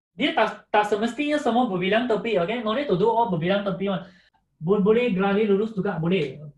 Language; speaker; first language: Malay; non-native, local second language; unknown